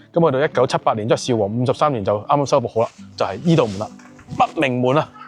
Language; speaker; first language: Cantonese; native; Cantonese